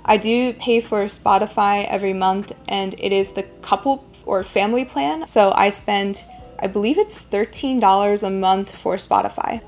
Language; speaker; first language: English; native; English